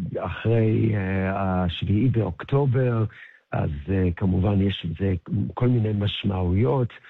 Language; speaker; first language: Hebrew; early bilingual, heritage; Hebrew